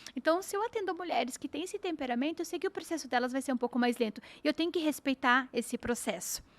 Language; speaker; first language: Portuguese; native; Portuguese